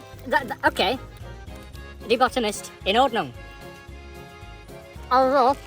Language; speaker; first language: German; non-native, learner; English